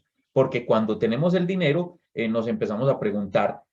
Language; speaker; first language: Spanish; native; Spanish